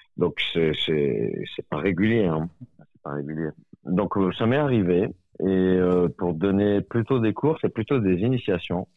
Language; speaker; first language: French; native; French